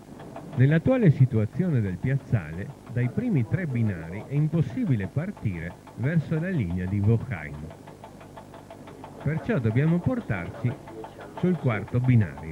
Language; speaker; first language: Italian; native; Italian